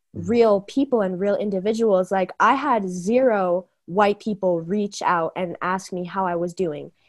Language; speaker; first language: English; early bilingual, other home language; Chinese